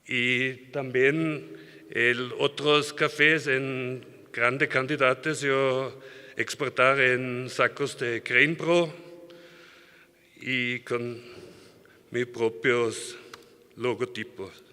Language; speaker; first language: Spanish; non-native, learner; German